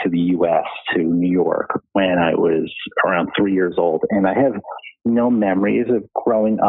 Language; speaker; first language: English; native; English